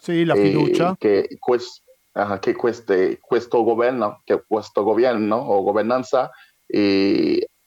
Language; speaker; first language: Spanish; non-native, learner; Haitian Creole